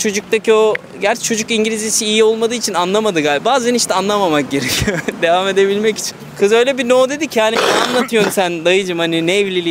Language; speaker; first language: Turkish; native; Turkish